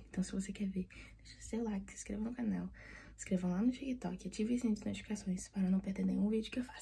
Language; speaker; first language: Portuguese; early bilingual, heritage; Portuguese